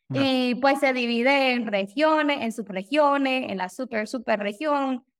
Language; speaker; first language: Spanish; native; Spanish